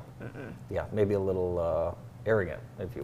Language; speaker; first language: English; native; English